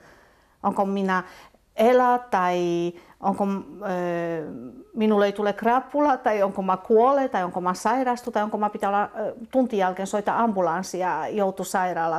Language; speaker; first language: Finnish; non-native, fluent; Polish